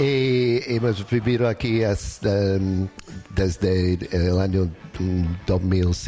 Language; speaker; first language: Spanish; non-native, learner; English